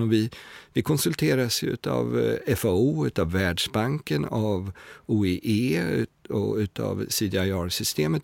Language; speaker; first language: Swedish; native; Swedish